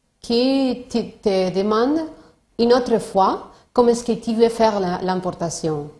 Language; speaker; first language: French; non-native, learner; Spanish